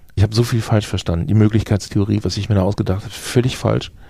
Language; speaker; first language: German; native; German